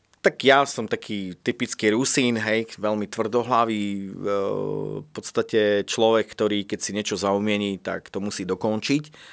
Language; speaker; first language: Slovak; native; Slovak